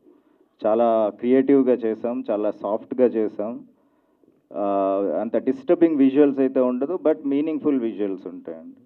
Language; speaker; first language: Telugu; native; Telugu